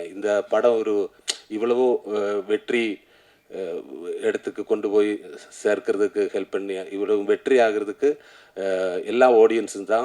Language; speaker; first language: Tamil; non-native, learner; Malayalam